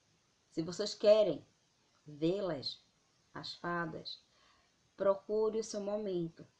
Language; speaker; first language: Portuguese; native; Portuguese